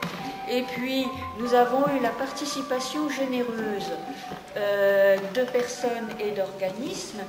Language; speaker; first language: French; native; French